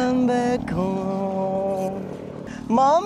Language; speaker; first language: English; non-native, learner; Urdu